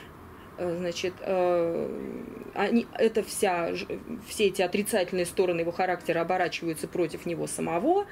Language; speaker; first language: Russian; native; Russian